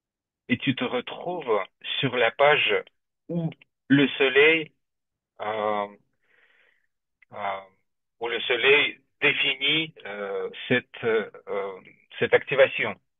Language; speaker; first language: French; non-native, fluent; Russian